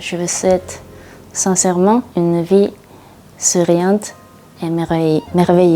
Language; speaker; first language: French; non-native, learner; Japanese